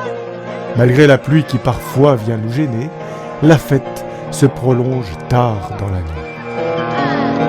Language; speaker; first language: French; native; French